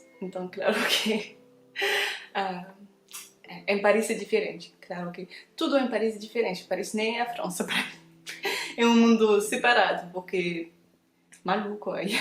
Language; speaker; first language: Portuguese; non-native, fluent; French